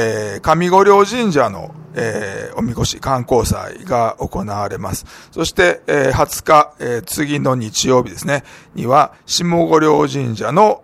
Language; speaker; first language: Japanese; native; Japanese